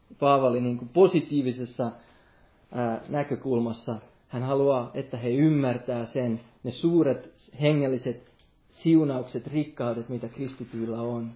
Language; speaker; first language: Finnish; non-native, local second language; Swedish